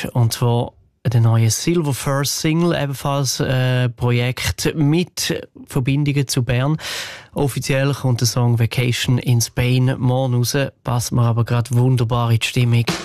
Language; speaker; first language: German; native; German